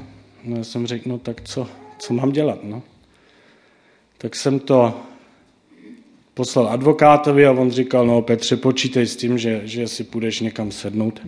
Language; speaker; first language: Czech; non-native, fluent; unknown